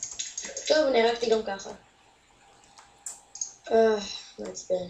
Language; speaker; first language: Hebrew; native; Hebrew